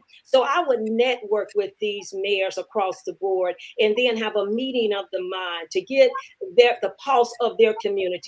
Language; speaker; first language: English; native; English